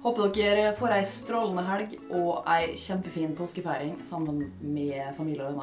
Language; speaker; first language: Norwegian; native; Norwegian